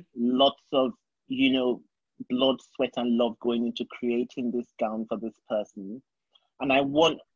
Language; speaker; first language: English; non-native, local second language; Yoruba